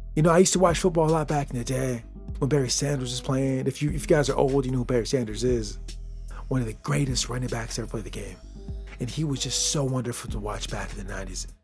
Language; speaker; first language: English; native; English